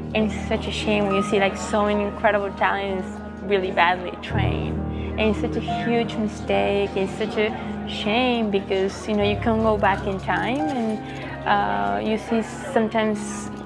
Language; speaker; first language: English; non-native, fluent; Spanish